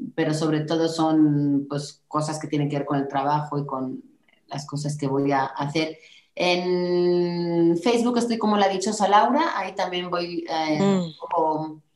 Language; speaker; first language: Spanish; native; Spanish